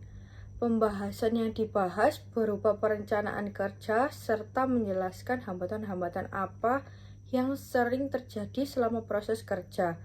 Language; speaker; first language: Indonesian; native; Indonesian